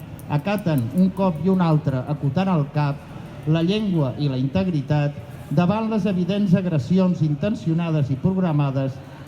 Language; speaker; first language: Catalan; native; Catalan